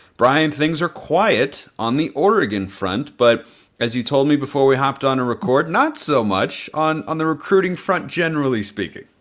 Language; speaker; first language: English; native; English